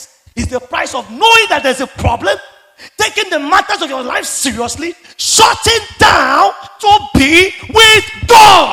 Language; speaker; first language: English; non-native, local second language; Yoruba